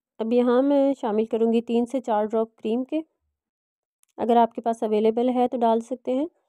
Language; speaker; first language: Urdu; non-native, local second language; Punjabi